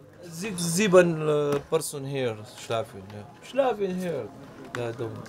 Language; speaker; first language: German; non-native, learner; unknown